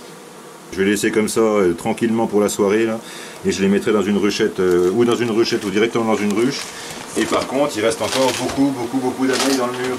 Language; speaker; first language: French; native; French